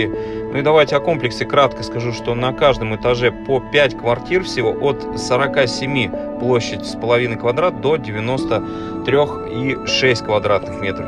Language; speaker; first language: Russian; native; Russian